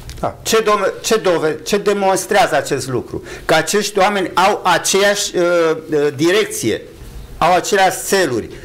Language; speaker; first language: Romanian; native; Romanian